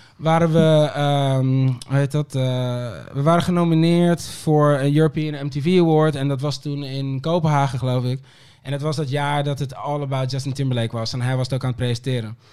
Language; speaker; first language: Dutch; early bilingual, other home language; Papiamento